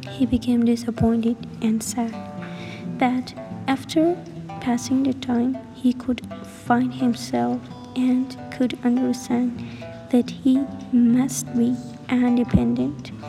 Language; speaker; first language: English; non-native, learner; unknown